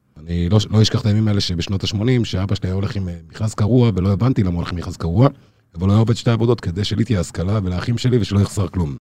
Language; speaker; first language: Hebrew; early bilingual, other home language; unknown